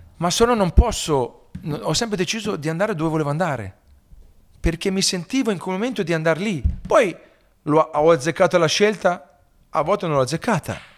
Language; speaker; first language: Italian; early bilingual, heritage; Italian